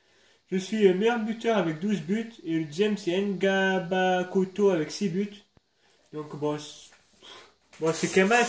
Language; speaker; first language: French; native; French